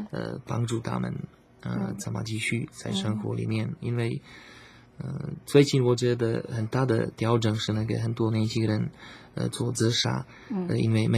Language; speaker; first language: Chinese; non-native, learner; Slovak